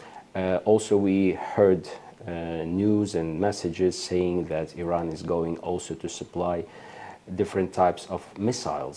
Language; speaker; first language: English; non-native, fluent; Ukrainian